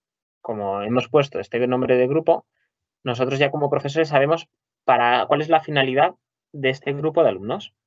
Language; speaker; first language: Spanish; native; Spanish